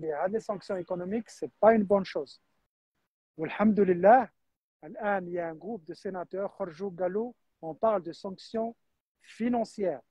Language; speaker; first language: French; non-native, local second language; Arabic